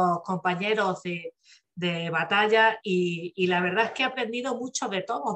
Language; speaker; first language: Spanish; native; Spanish